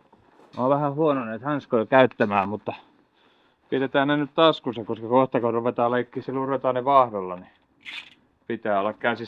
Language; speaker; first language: Finnish; native; Finnish